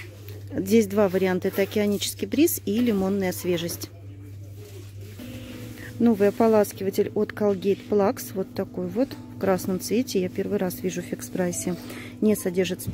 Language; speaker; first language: Russian; native; Russian